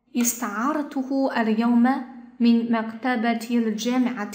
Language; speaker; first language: Arabic; non-native, fluent; Chinese